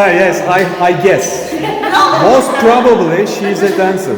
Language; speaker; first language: English; non-native, learner; Turkish